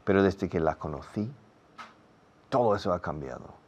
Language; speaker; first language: Spanish; non-native, fluent; English